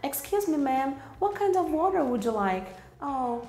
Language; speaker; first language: English; non-native, fluent; Portuguese